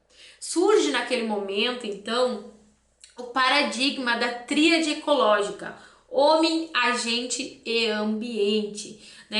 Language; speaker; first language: Portuguese; native; Portuguese